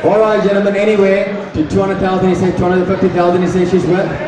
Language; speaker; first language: English; non-native, local second language; Afrikaans